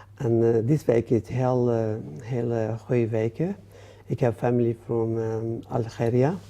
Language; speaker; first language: Dutch; non-native, learner; Arabic